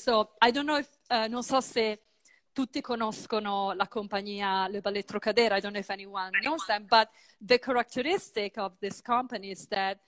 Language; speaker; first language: English; non-native, fluent; Italian